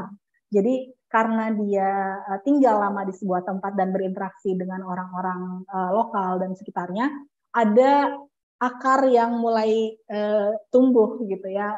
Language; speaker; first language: Indonesian; native; Indonesian